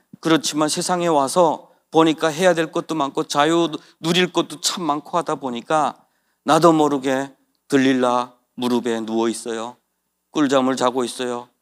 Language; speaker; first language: Korean; native; Korean